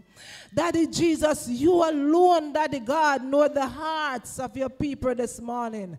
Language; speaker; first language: English; non-native, local second language; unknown